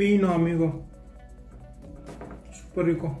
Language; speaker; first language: Spanish; non-native, fluent; Hindi